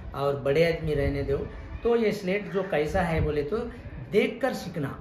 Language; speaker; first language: Hindi; non-native, local second language; Telugu